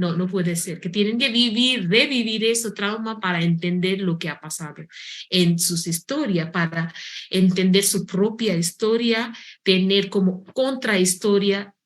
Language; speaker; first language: Spanish; non-native, fluent; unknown